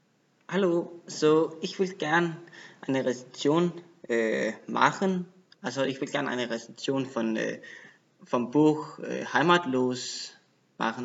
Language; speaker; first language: German; non-native, learner; Danish